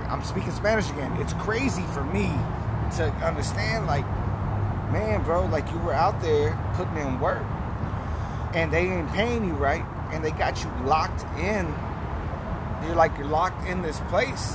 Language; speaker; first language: English; native; English